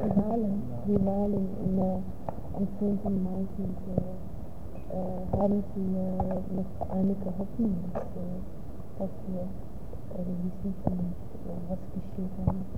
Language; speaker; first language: German; non-native, learner; Dutch